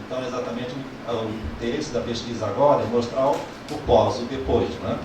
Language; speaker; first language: Portuguese; native; Portuguese